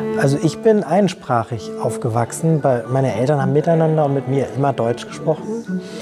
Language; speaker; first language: German; native; German